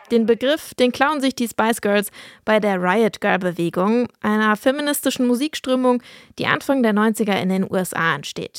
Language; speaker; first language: German; early bilingual, other home language; English